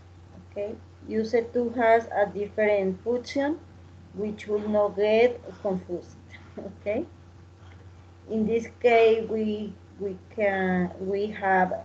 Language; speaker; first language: English; non-native, learner; Spanish